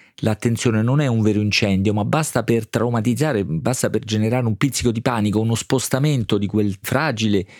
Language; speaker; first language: Italian; native; Italian